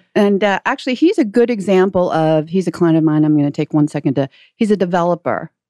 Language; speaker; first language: English; native; English